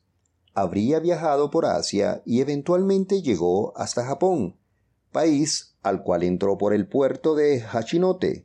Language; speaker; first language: Spanish; native; Spanish